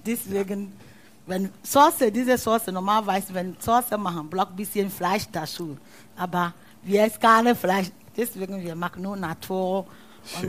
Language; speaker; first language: German; non-native, learner; Akan